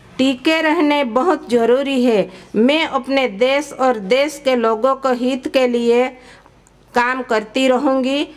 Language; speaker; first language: Hindi; non-native, local second language; Gujarati